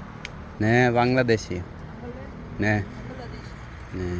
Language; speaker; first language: Korean; non-native, learner; Bangla